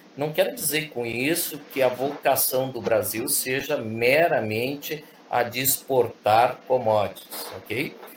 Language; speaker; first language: Portuguese; early bilingual, other home language; Spanish